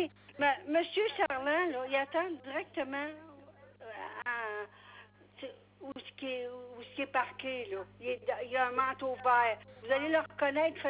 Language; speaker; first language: French; native; French